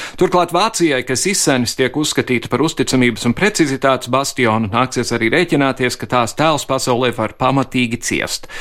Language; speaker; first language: Latvian; early bilingual, heritage; Latvian